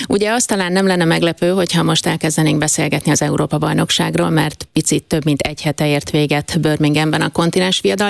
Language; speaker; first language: Hungarian; native; Hungarian